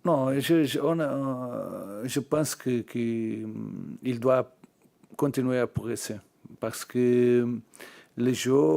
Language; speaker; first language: French; non-native, learner; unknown